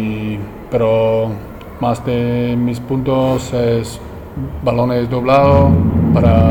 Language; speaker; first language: Spanish; non-native, learner; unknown